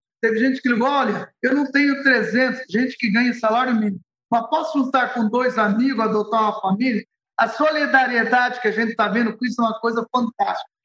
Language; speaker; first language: Portuguese; early bilingual, other home language; Arabic